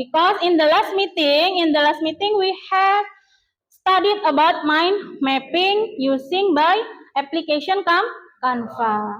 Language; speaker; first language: English; non-native, learner; Indonesian